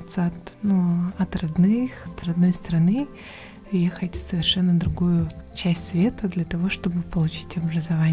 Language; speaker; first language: Russian; native; Russian